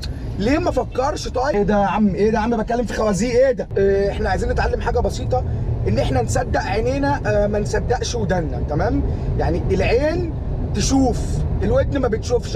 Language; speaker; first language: Arabic; native; Arabic